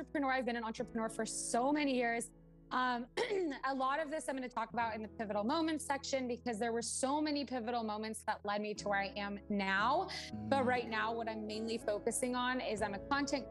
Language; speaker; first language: English; early bilingual, other home language; Portuguese